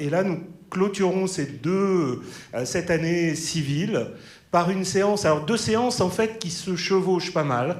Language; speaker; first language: French; native; French